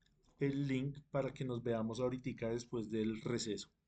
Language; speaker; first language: Spanish; native; Spanish